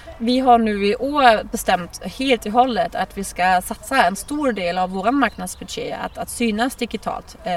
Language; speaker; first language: Swedish; non-native, fluent; German